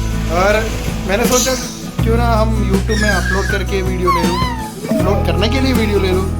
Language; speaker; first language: Hindi; non-native, local second language; Malayalam